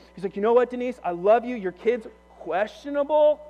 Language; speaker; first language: English; native; English